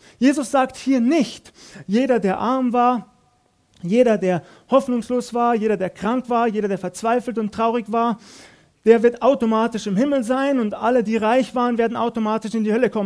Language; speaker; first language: German; native; German